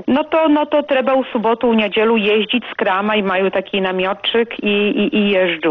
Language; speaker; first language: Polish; non-native, local second language; Belarusian